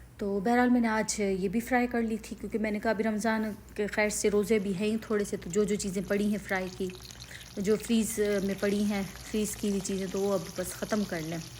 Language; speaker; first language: Urdu; native; Urdu